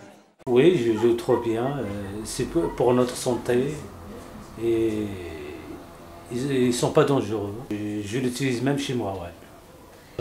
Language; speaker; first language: French; non-native, learner; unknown